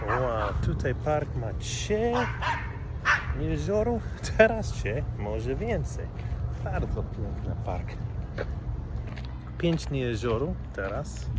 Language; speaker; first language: Polish; non-native, learner; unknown